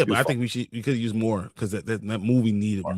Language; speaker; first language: English; native; English